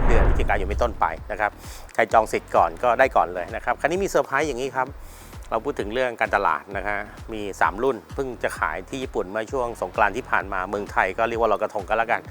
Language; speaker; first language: Thai; native; Thai